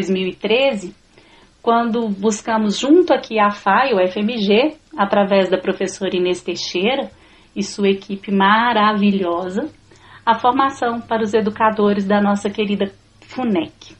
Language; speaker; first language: Portuguese; native; Portuguese